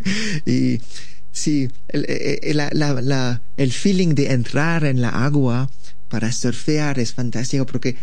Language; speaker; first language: Spanish; non-native, learner; French